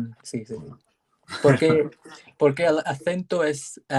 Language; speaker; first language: Spanish; non-native, learner; English